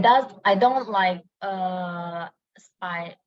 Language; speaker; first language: English; non-native, learner; Indonesian